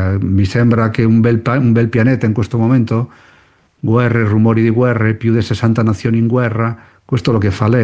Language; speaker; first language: Italian; non-native, fluent; Spanish